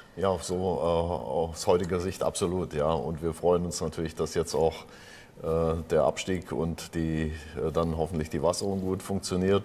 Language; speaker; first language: German; native; German